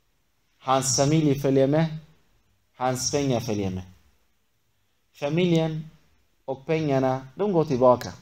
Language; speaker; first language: Swedish; non-native, fluent; Arabic